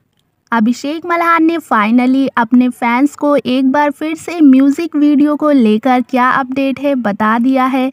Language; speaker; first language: Hindi; native; Hindi